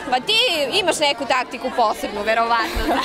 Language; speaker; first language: Serbian; native; Serbian